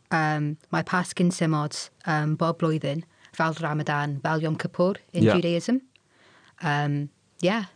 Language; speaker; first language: Welsh; non-native, local second language; English